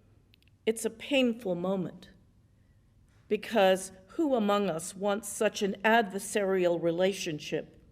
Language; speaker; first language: English; native; English